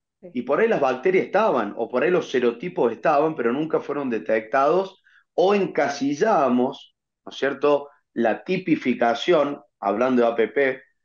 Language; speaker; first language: Spanish; native; Spanish